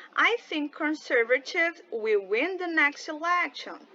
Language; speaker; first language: English; non-native, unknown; Portuguese